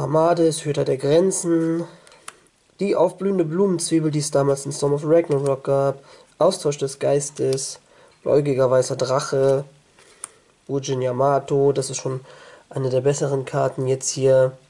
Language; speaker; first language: German; native; German